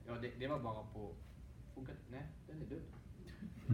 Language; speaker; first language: Swedish; non-native, fluent; French